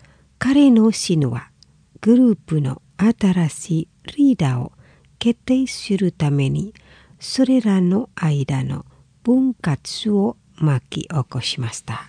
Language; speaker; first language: Japanese; non-native, fluent; Indonesian